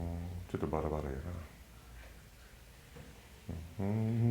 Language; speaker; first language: Japanese; non-native, fluent; English